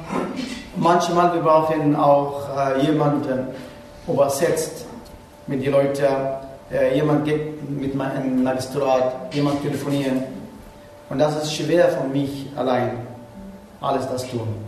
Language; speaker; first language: German; non-native, learner; Arabic